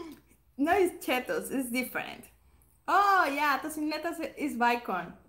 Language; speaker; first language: English; non-native, learner; Spanish